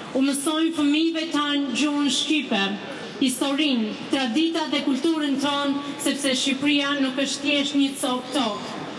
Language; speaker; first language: Albanian; native; Albanian